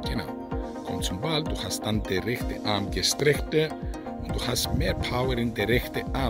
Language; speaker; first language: German; non-native, fluent; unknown